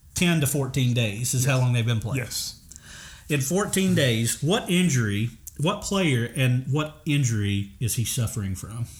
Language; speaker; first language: English; native; English